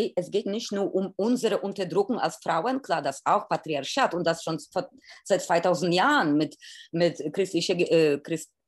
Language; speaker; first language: German; non-native, fluent; Polish